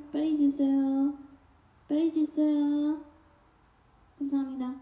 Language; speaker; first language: Korean; non-native, learner; English